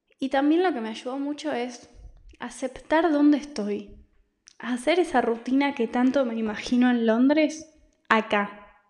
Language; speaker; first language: Spanish; native; Spanish